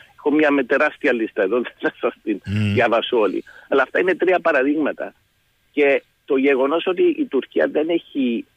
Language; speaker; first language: Greek; early bilingual, heritage; Greek